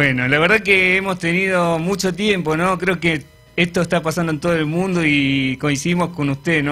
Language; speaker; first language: Spanish; native; Spanish